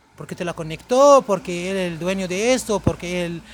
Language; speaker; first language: Spanish; non-native, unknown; Arabic